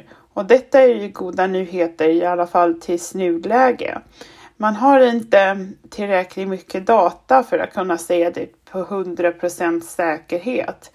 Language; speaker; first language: Swedish; non-native, fluent; German